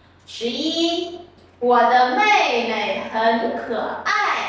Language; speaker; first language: Chinese; non-native, fluent; Vietnamese